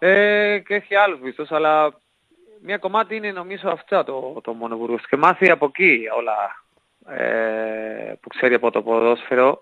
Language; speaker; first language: Greek; non-native, fluent; Spanish